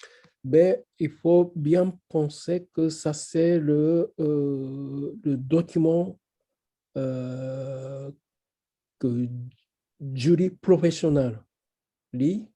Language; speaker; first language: French; non-native, fluent; Japanese